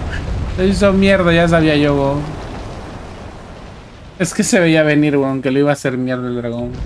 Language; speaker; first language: Spanish; native; Spanish